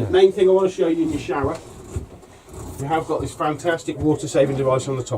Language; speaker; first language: English; native; English